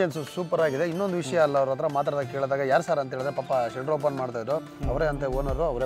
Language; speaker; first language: Kannada; native; Kannada